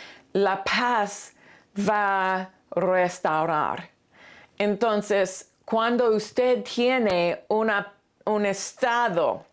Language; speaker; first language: Spanish; non-native, fluent; English